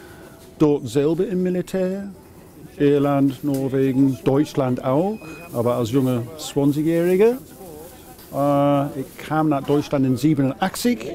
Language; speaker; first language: German; non-native, fluent; English